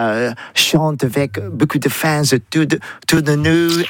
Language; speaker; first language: French; non-native, learner; English